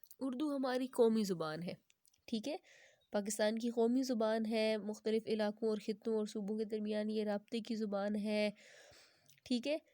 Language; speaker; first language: Urdu; non-native, local second language; Punjabi